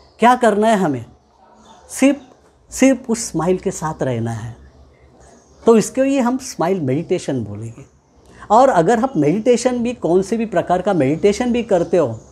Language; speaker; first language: Hindi; non-native, local second language; Marathi